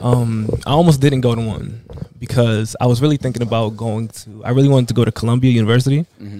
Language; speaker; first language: English; native; English